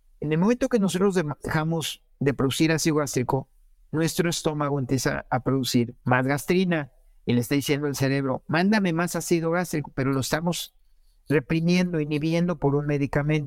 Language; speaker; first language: Spanish; native; Spanish